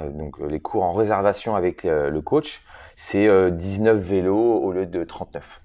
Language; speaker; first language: French; native; French